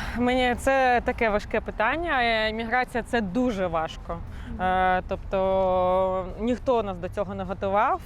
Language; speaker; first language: Ukrainian; native; Ukrainian